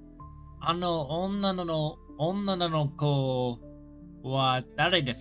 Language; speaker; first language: Japanese; non-native, learner; English